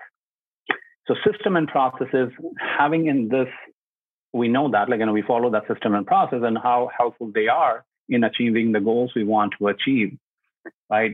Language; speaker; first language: English; non-native, local second language; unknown